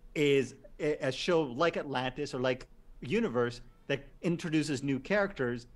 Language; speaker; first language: English; native; English